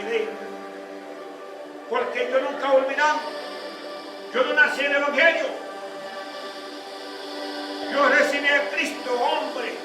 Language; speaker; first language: Spanish; non-native, learner; Haitian Creole